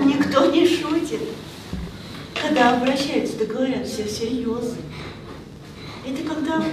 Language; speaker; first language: Russian; native; Russian